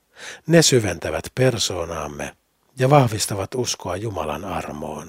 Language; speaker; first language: Finnish; native; Finnish